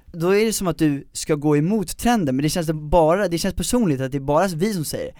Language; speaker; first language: Swedish; native; Swedish